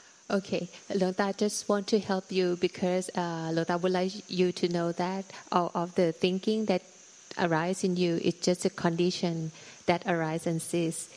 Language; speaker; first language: English; non-native, fluent; Thai